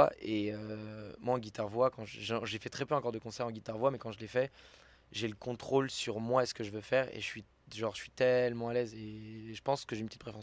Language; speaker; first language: French; native; French